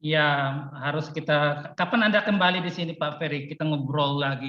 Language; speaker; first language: Indonesian; non-native, fluent; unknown